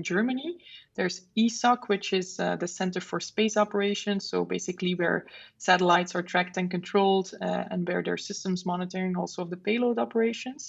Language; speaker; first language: English; non-native, fluent; Dutch